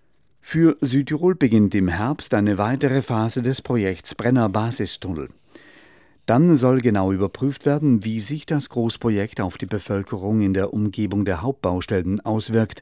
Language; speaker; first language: German; native; German